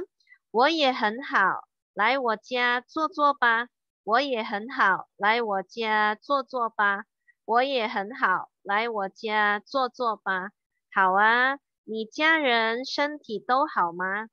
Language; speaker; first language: Chinese; non-native, fluent; Indonesian